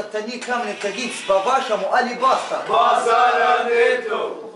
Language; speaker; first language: Russian; non-native, learner; Arabic